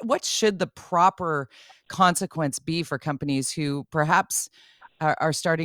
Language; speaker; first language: English; native; English